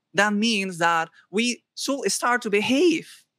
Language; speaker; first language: English; non-native, fluent; Spanish